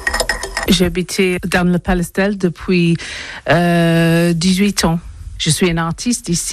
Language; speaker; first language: French; non-native, learner; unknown